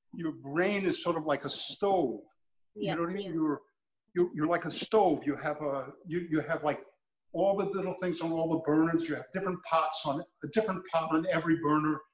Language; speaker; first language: English; native; English